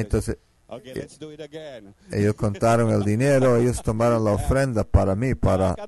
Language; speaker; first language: Spanish; non-native, fluent; Finnish